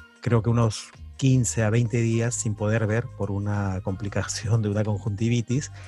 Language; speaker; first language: Spanish; native; Spanish